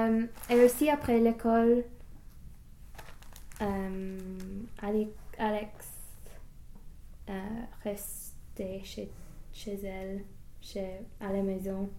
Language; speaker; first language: French; non-native, learner; English